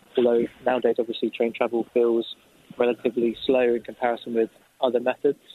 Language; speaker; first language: English; native; English